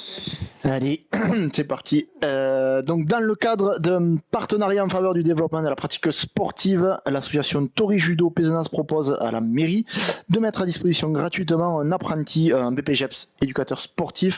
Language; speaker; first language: French; native; French